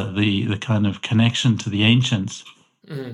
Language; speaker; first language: English; native; English